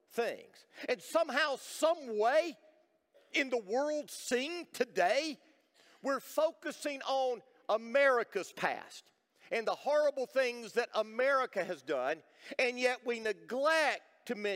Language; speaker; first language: English; native; English